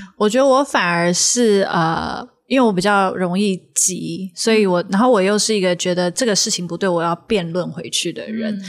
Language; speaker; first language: Chinese; native; Chinese